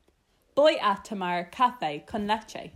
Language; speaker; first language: Spanish; non-native, learner; English